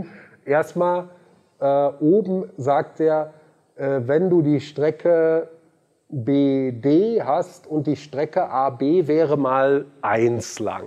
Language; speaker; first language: German; native; German